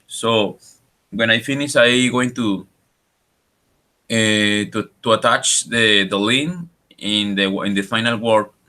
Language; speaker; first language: English; non-native, learner; Spanish